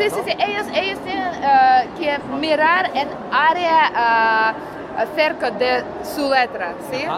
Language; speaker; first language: Spanish; non-native, learner; Russian